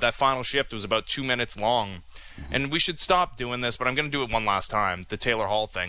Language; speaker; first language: English; native; English